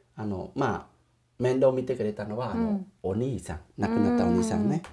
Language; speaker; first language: Japanese; non-native, fluent; Khmer